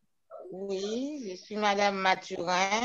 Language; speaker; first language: French; non-native, local second language; Haitian Creole